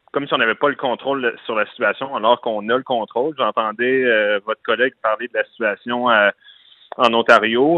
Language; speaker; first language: French; native; French